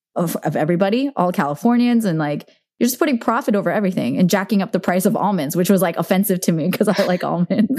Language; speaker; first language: English; native; English